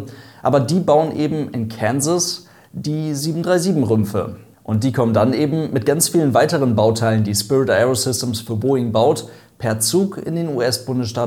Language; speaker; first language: German; native; German